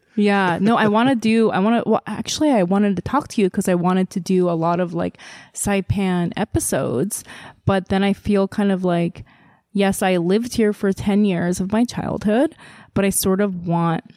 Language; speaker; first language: English; early bilingual, other home language; Korean